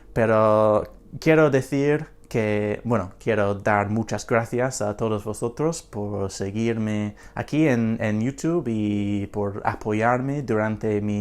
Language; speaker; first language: Spanish; non-native, fluent; English